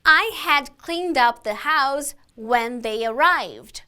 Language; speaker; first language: English; non-native, fluent; Portuguese